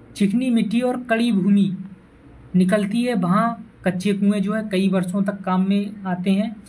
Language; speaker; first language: Hindi; native; Hindi